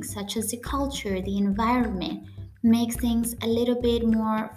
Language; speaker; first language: English; non-native, fluent; Greek